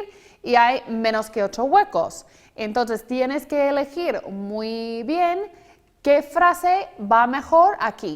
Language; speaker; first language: Spanish; non-native, fluent; English